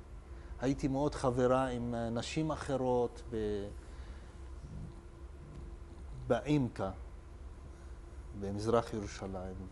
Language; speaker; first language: Hebrew; non-native, local second language; Arabic